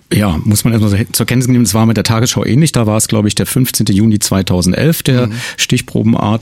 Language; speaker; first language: German; native; German